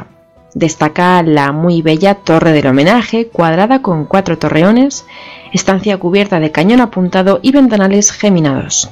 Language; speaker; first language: Spanish; native; Spanish